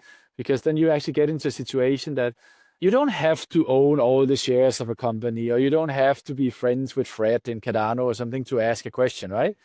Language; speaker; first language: English; non-native, fluent; Danish